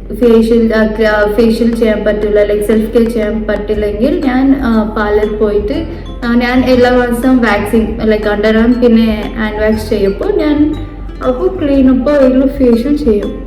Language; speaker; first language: Malayalam; non-native, fluent; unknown